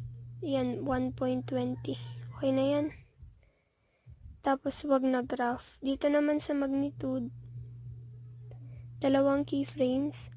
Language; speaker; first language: Filipino; native; Filipino